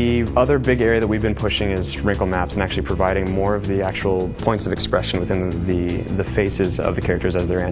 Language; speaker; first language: English; native; English